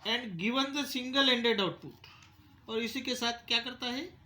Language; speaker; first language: Hindi; non-native, local second language; Marathi